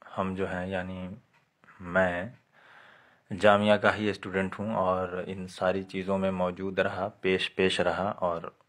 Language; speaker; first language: Urdu; native; Urdu